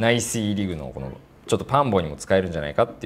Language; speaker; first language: Japanese; native; Japanese